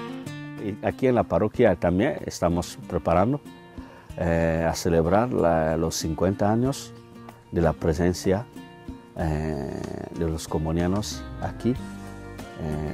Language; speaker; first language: Spanish; non-native, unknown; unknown